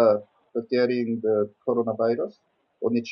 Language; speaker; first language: English; non-native, learner; Korean